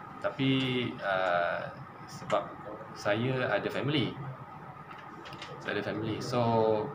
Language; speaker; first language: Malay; non-native, local second language; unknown